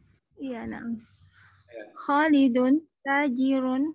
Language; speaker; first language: Arabic; non-native, learner; Malay